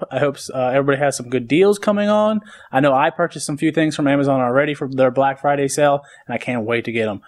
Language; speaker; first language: English; native; English